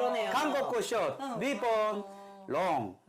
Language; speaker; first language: Korean; native; Korean